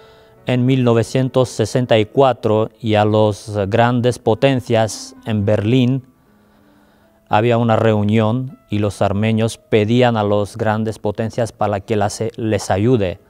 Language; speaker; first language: Spanish; non-native, fluent; Armenian